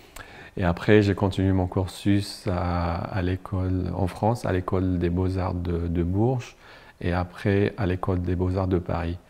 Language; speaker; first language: French; non-native, local second language; Arabic